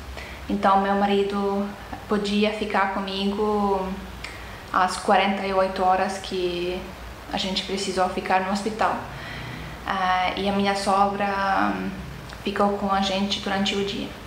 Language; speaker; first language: Portuguese; non-native, fluent; Estonian